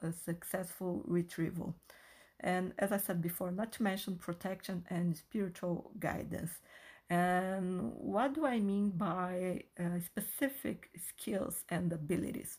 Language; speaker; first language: English; non-native, fluent; Portuguese